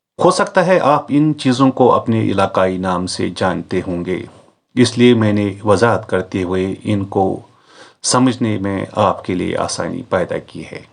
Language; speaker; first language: Urdu; non-native, local second language; Kashmiri